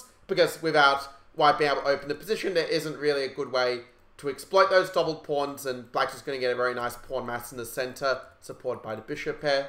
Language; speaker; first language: English; native; English